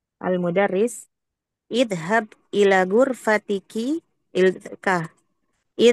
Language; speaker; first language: Arabic; non-native, learner; Indonesian